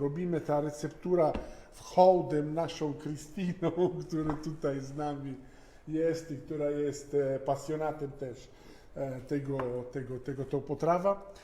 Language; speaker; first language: Polish; non-native, fluent; Italian